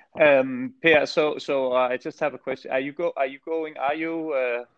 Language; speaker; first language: English; non-native, fluent; Danish